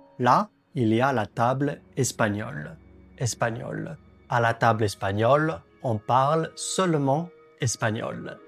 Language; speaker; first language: French; native; French